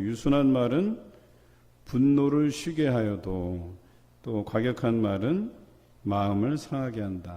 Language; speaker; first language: Korean; native; Korean